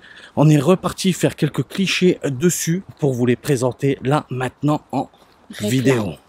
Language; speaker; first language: French; native; French